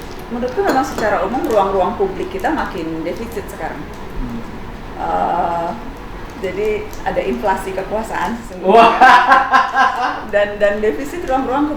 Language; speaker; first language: Indonesian; native; Indonesian